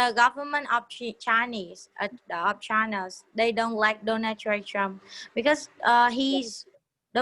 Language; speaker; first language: English; non-native, learner; Vietnamese